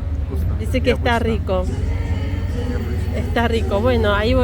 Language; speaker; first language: Spanish; non-native, fluent; Russian